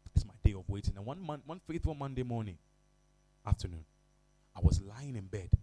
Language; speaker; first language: English; non-native, local second language; Ga